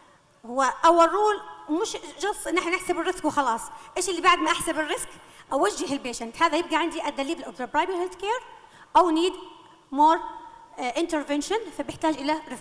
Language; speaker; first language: Arabic; native; Arabic